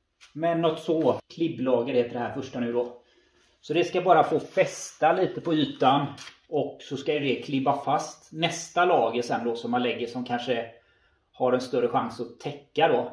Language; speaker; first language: Swedish; native; Swedish